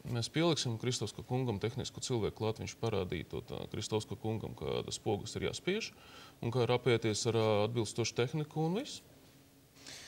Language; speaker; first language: Latvian; non-native, local second language; Russian